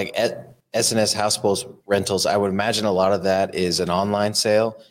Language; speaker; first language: English; native; English